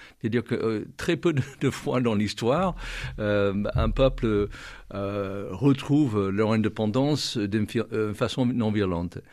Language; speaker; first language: French; non-native, fluent; English